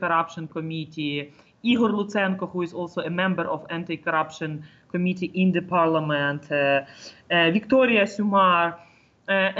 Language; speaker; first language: English; non-native, fluent; Ukrainian